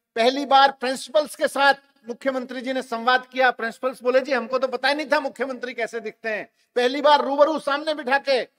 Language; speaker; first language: Hindi; native; Hindi